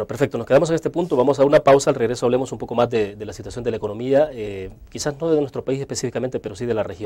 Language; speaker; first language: Spanish; native; Spanish